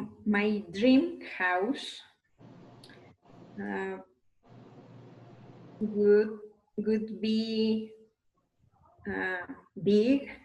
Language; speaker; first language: English; non-native, learner; Spanish